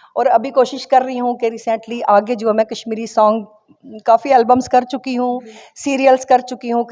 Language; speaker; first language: Hindi; non-native, local second language; Kashmiri